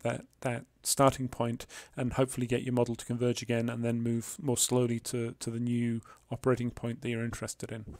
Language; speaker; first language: English; native; English